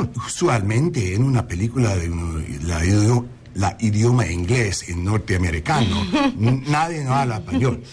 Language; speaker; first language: Spanish; early bilingual, heritage; English